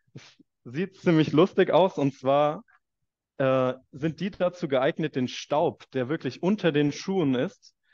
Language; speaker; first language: German; native; German